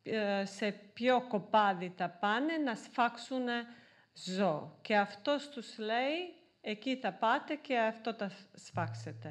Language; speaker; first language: Greek; non-native, fluent; Serbian